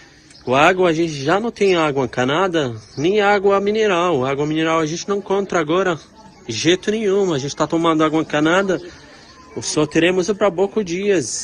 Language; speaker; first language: Portuguese; non-native, fluent; Arabic